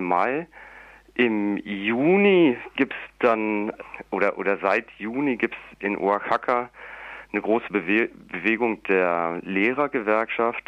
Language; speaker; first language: German; native; German